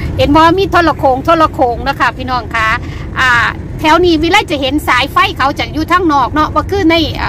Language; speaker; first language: Thai; native; Thai